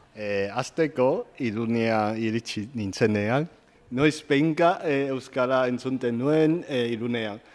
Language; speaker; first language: Basque; non-native, learner; Chinese